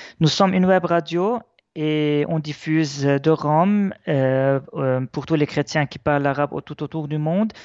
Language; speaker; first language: French; non-native, local second language; Arabic